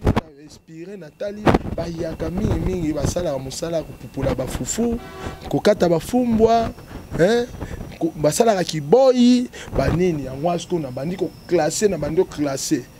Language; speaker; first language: Lingala; native; Lingala